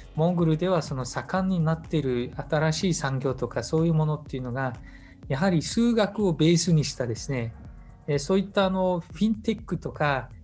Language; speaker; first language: Japanese; non-native, fluent; Mongolian